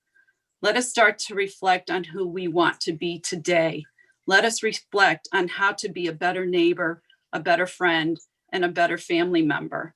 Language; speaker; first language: English; native; English